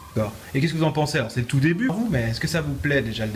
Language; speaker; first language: French; native; French